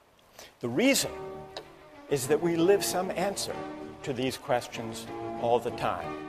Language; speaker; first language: English; native; English